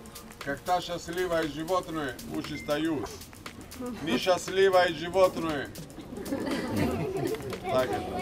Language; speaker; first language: Russian; non-native, learner; Greek